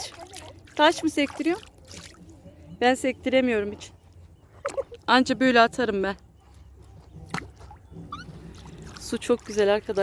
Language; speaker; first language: Turkish; native; Turkish